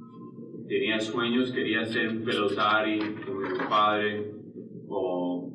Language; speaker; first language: Spanish; early bilingual, heritage; Spanish